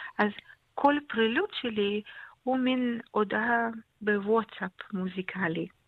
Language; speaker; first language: Hebrew; non-native, fluent; Russian